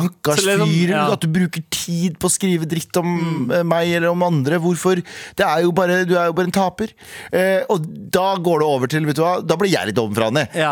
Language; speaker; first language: Norwegian; native; Norwegian